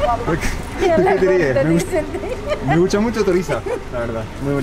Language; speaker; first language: Spanish; non-native, fluent; French